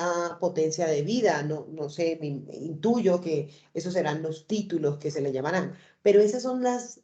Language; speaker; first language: Spanish; native; Spanish